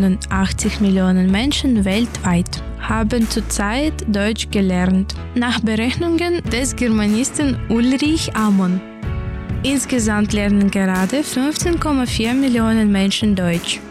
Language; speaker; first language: German; early bilingual, other home language; Ukrainian